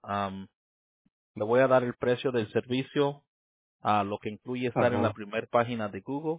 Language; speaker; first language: Spanish; native; Spanish